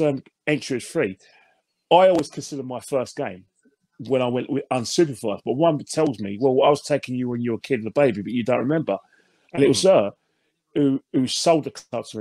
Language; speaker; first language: English; native; English